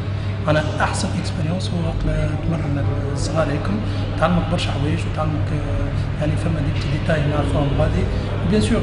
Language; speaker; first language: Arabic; native; Arabic